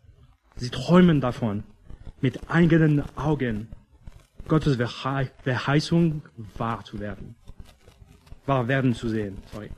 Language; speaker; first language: German; non-native, fluent; English